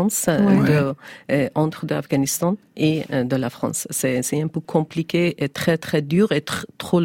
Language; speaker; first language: French; non-native, learner; Persian